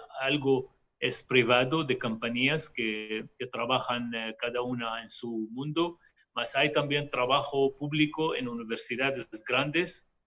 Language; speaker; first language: Spanish; non-native, fluent; Hebrew